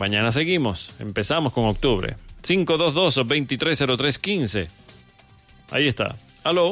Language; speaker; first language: Spanish; native; Spanish